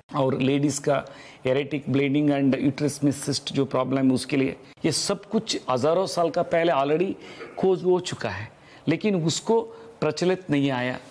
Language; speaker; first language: Hindi; non-native, local second language; Telugu